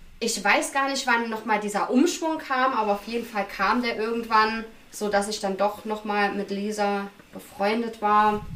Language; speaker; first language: German; native; German